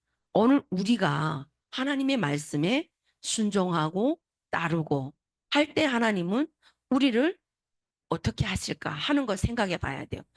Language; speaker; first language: Korean; native; Korean